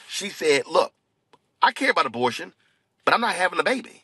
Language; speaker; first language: English; native; English